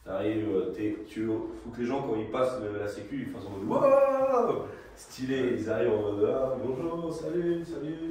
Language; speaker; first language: French; native; French